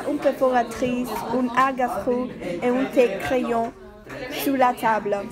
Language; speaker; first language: French; non-native, learner; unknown